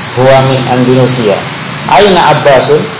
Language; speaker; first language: Arabic; non-native, fluent; Indonesian